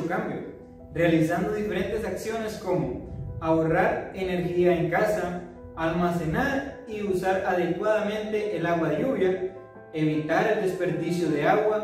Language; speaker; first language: Spanish; native; Spanish